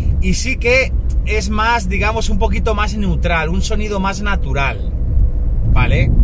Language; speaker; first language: Spanish; native; Spanish